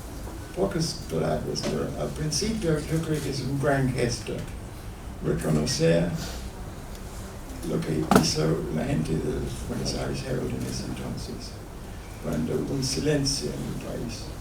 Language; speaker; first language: Spanish; non-native, fluent; English